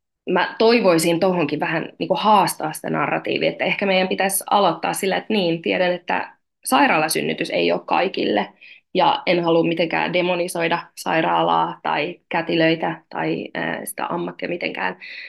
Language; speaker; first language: Finnish; non-native, fluent; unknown